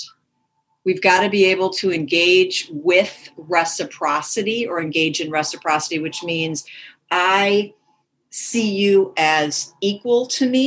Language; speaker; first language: English; native; English